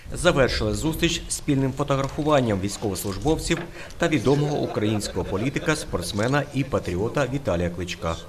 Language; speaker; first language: Ukrainian; native; Ukrainian